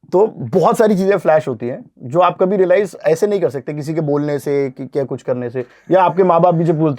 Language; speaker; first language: Hindi; native; Hindi